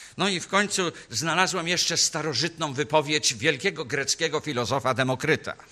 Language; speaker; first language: Polish; native; Polish